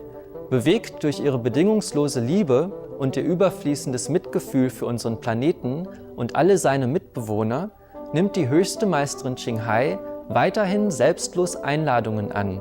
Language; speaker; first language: German; native; German